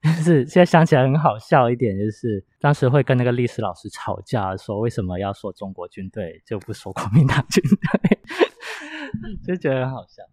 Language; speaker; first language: Chinese; native; Chinese